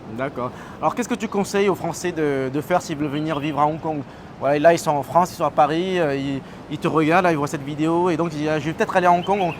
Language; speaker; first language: French; native; French